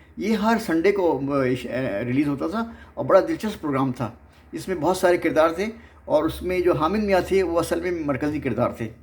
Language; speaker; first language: Urdu; native; Urdu